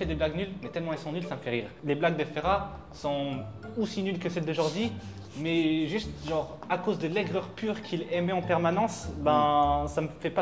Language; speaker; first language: French; native; French